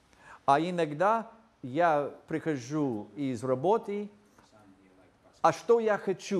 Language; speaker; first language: Russian; non-native, fluent; English